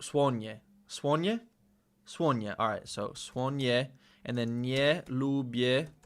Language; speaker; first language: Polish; non-native, learner; English